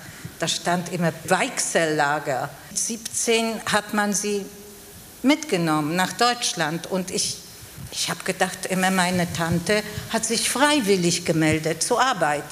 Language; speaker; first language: German; non-native, fluent; Polish